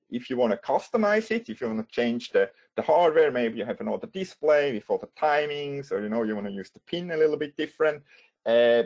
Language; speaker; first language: English; non-native, fluent; German